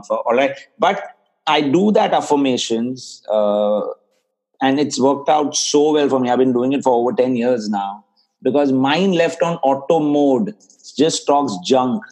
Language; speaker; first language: English; non-native, local second language; Hindi